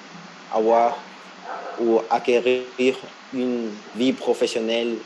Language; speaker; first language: French; non-native, fluent; Spanish